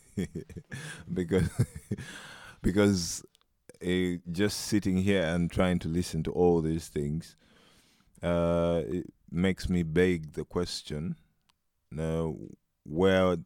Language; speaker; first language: English; non-native, local second language; Ganda